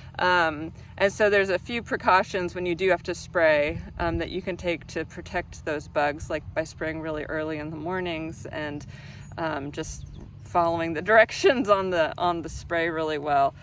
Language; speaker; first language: English; native; English